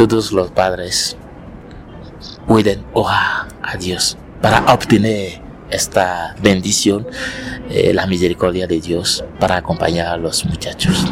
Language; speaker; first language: Spanish; non-native, learner; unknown